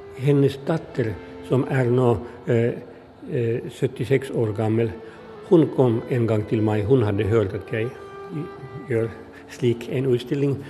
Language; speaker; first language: Norwegian; non-native, fluent; Finnish